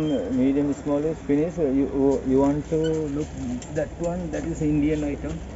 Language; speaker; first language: English; non-native, learner; Tamil